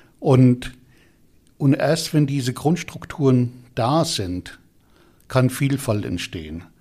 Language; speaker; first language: German; native; German